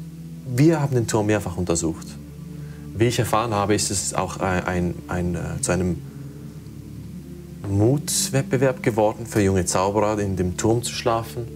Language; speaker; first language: German; native; German